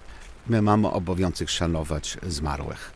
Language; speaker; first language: Polish; non-native, learner; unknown